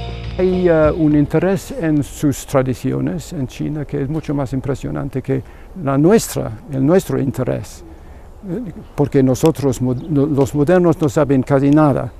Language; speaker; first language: Spanish; non-native, fluent; English